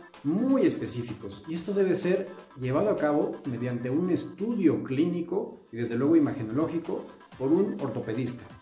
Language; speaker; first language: Spanish; native; Spanish